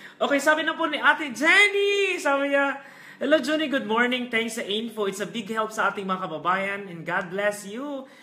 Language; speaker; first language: Filipino; non-native, local second language; Hiligaynon